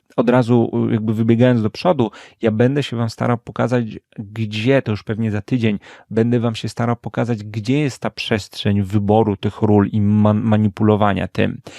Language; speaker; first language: Polish; native; Polish